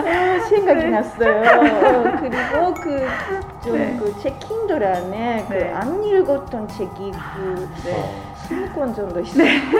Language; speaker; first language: Korean; non-native, fluent; Japanese